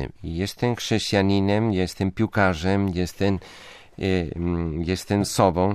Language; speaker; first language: Polish; non-native, fluent; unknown